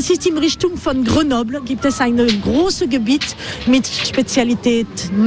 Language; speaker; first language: German; non-native, fluent; French